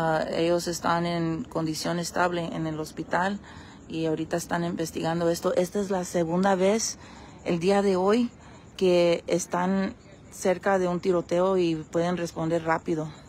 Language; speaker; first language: Spanish; early bilingual, heritage; Spanish